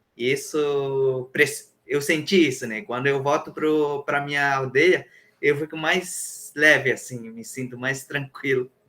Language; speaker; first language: Portuguese; non-native, local second language; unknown